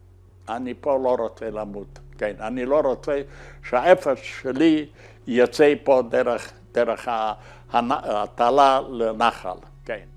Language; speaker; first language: Hebrew; non-native, fluent; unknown